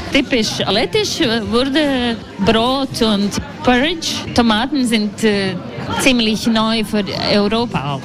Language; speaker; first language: German; non-native, learner; Latvian